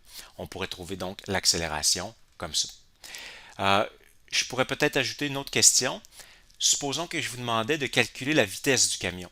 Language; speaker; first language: French; native; French